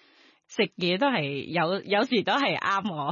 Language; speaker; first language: Cantonese; non-native, learner; Thai